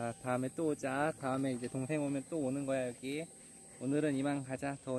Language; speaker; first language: Korean; native; Korean